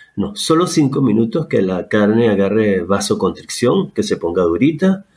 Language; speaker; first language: Spanish; native; Spanish